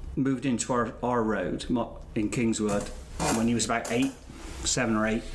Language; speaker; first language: English; native; English